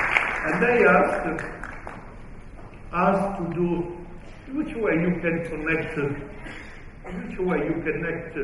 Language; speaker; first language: English; non-native, fluent; Italian